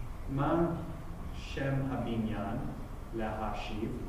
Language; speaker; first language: Hebrew; non-native, fluent; English